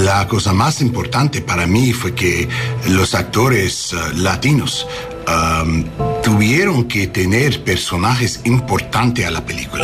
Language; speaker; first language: Spanish; non-native, learner; English